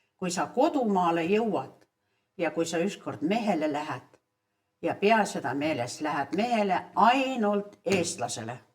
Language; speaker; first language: Estonian; early bilingual, heritage; Estonian